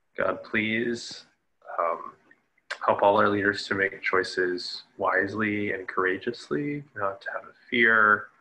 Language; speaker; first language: English; native; English